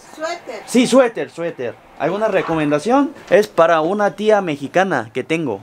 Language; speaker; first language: Spanish; non-native, fluent; Korean